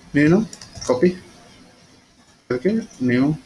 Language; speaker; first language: Hindi; non-native, local second language; Bangla